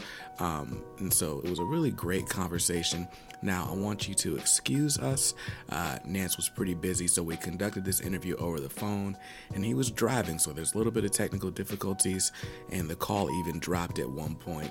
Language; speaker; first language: English; native; English